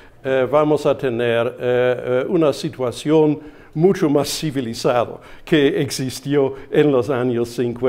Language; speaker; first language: Spanish; non-native, fluent; German